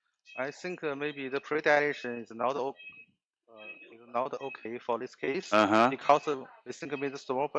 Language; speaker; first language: English; non-native, learner; Chinese